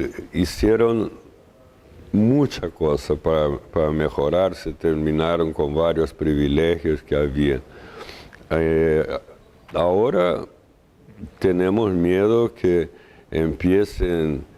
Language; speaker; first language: Spanish; non-native, fluent; Portuguese